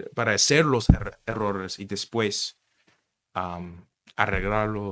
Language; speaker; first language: Spanish; non-native, fluent; English